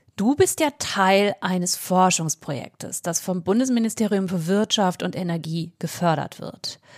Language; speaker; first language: German; native; German